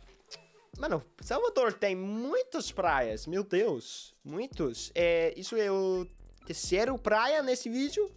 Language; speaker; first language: Portuguese; non-native, learner; English